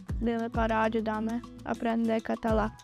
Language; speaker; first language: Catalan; non-native, learner; Croatian